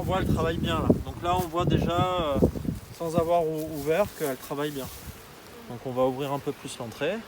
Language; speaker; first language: French; native; French